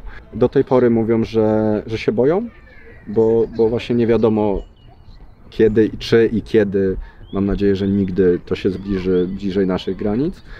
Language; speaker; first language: Polish; native; Polish